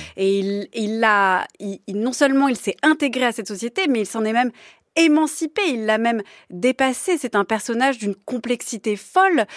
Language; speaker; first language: French; native; French